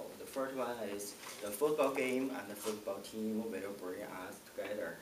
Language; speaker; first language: English; non-native, learner; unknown